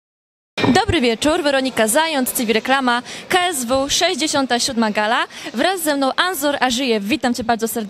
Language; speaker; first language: Polish; native; Polish